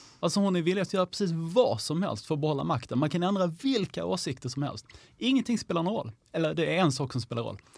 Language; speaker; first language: Swedish; native; Swedish